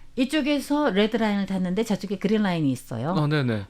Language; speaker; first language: Korean; non-native, fluent; Chinese